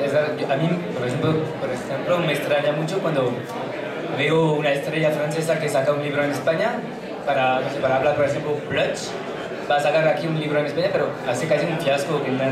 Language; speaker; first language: Spanish; non-native, fluent; French